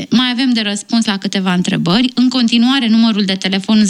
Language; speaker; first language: Romanian; native; Romanian